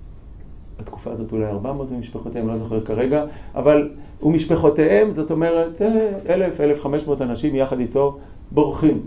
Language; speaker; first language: Hebrew; native; Hebrew